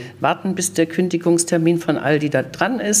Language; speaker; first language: German; native; German